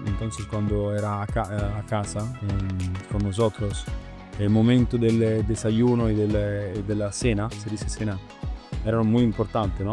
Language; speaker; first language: Spanish; non-native, learner; Italian